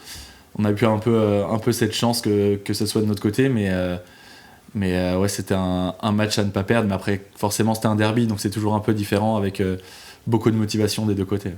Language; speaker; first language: French; native; French